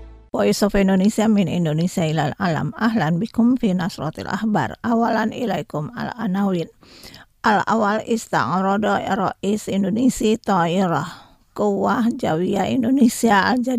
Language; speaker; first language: Arabic; non-native, fluent; Indonesian